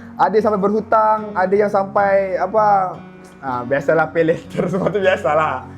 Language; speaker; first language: Malay; native; Malay